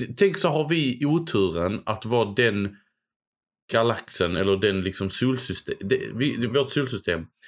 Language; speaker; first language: Swedish; non-native, fluent; Arabic